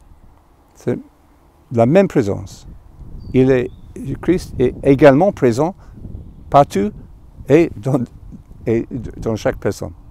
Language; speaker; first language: French; non-native, fluent; English